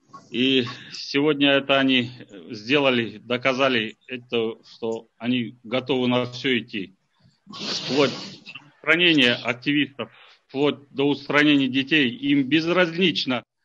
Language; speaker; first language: Russian; non-native, local second language; Kazakh